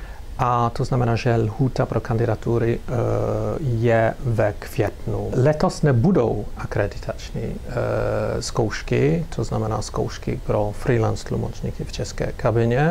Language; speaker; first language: Czech; non-native, fluent; English